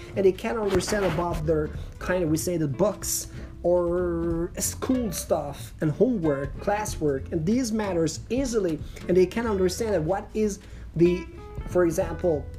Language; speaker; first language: English; non-native, fluent; Persian